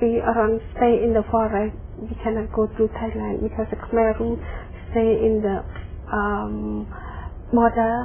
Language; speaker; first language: English; non-native, learner; Khmer